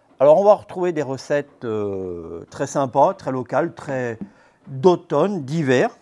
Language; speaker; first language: French; native; French